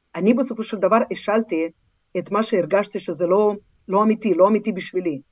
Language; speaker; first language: Hebrew; non-native, fluent; Russian